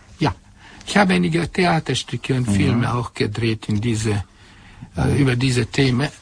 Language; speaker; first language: German; non-native, fluent; Hungarian